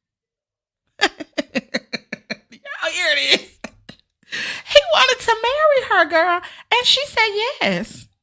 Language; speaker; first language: English; native; English